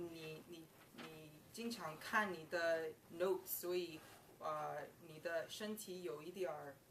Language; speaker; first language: Chinese; non-native, learner; English